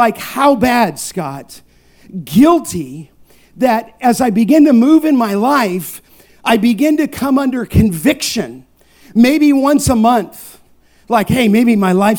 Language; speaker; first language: English; native; English